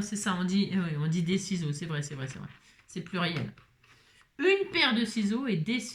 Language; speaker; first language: French; native; French